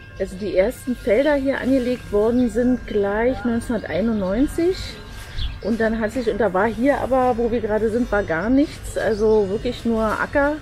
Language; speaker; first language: German; native; German